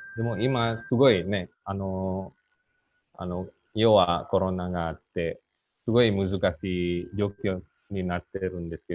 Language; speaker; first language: Japanese; non-native, fluent; Indonesian